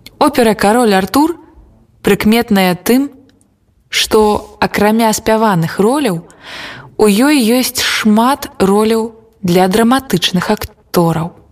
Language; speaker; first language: Belarusian; native; Belarusian